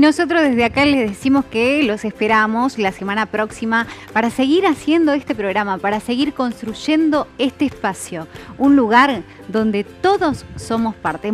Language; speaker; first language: Spanish; native; Spanish